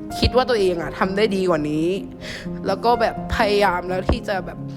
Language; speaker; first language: Thai; native; Thai